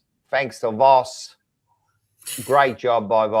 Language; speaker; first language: English; native; English